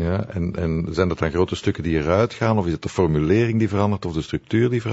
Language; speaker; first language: Dutch; native; Dutch